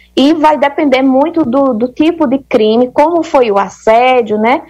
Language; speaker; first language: Portuguese; native; Portuguese